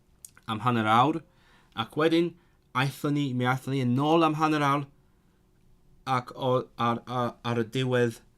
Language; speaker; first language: Welsh; non-native, learner; Cantonese